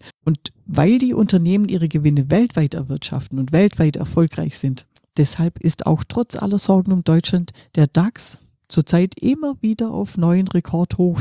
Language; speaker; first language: German; native; German